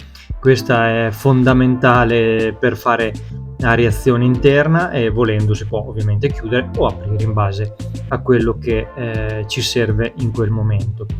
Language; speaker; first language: Italian; native; Italian